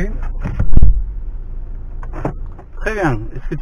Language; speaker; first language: French; non-native, learner; Spanish